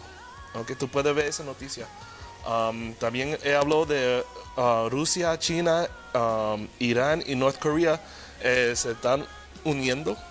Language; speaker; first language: Spanish; early bilingual, heritage; Spanish